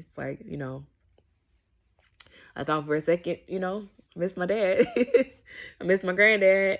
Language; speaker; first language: English; native; English